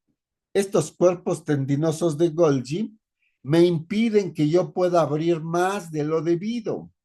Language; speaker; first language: Spanish; native; Spanish